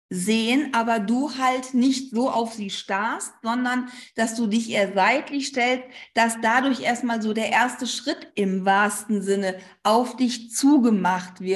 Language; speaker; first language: German; native; German